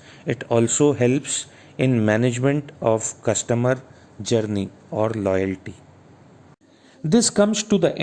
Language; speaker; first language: English; non-native, local second language; Hindi